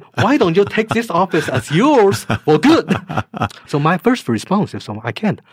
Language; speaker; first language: English; non-native, fluent; Chinese